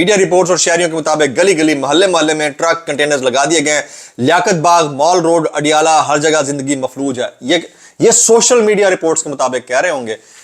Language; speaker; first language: Urdu; native; Urdu